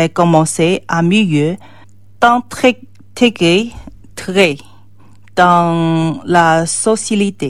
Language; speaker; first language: French; non-native, learner; Chinese